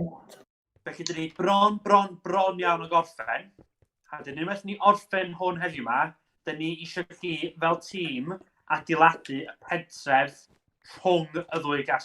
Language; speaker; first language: Welsh; native; Welsh